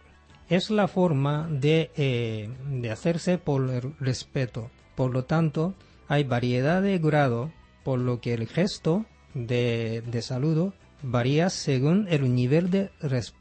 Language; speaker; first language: Spanish; non-native, fluent; Japanese